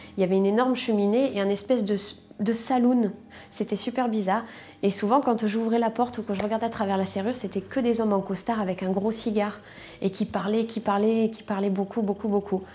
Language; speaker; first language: French; native; French